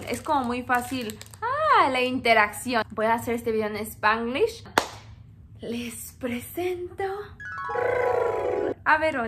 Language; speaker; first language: Spanish; native; Spanish